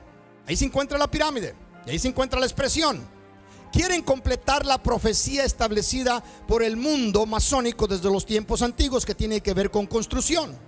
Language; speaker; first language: Spanish; native; Spanish